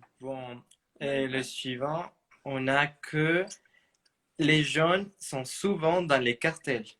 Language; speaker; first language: French; non-native, fluent; Spanish